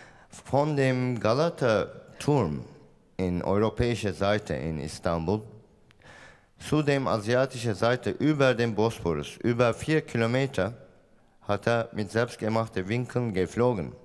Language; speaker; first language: German; non-native, fluent; Turkish